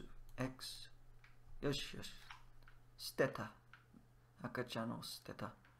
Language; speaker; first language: Japanese; non-native, learner; English